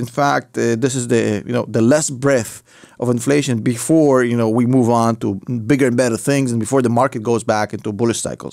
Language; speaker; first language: English; native; English